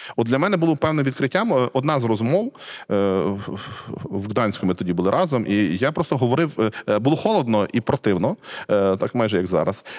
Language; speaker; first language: Ukrainian; native; Ukrainian